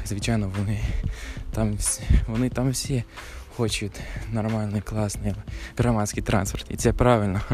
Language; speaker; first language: Ukrainian; non-native, fluent; English